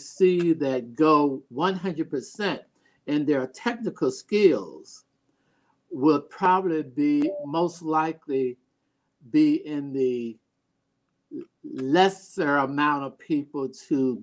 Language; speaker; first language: English; native; English